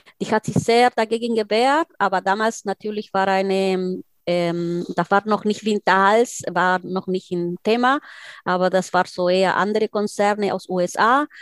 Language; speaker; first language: German; non-native, fluent; Spanish